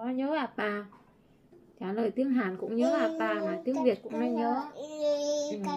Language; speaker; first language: Vietnamese; native; Vietnamese